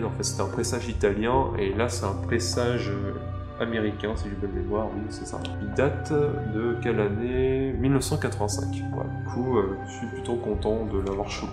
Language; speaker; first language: French; native; French